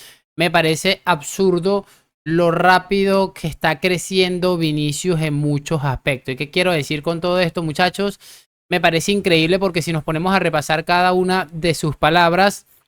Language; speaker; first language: Spanish; native; Spanish